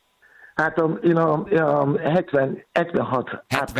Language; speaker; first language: Hungarian; non-native, learner; Yoruba